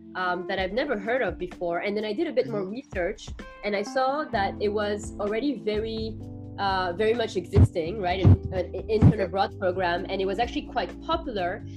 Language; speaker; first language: English; non-native, fluent; French